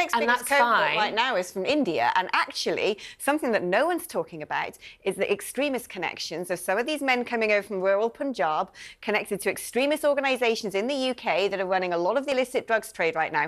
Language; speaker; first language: English; native; English